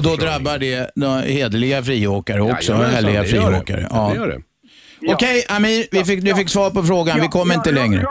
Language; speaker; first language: Swedish; native; Swedish